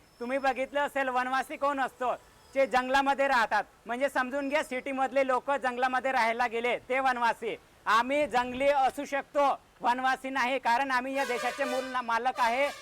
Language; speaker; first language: Marathi; non-native, local second language; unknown